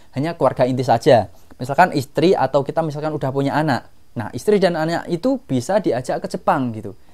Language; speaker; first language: Indonesian; non-native, local second language; Javanese